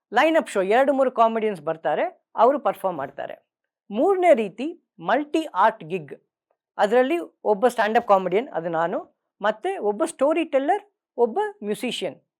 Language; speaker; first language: Kannada; non-native, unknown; Tamil